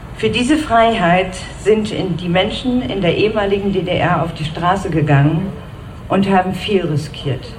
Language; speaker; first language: German; native; German